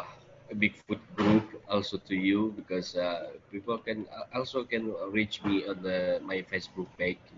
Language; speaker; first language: English; non-native, learner; Indonesian